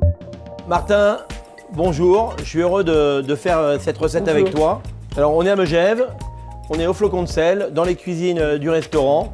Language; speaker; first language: French; native; French